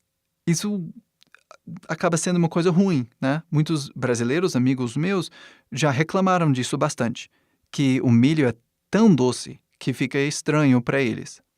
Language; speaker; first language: Portuguese; non-native, fluent; English